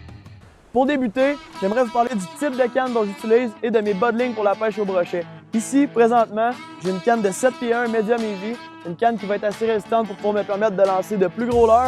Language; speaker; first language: French; native; French